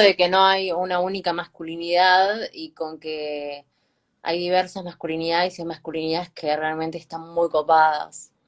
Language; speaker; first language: Spanish; native; Spanish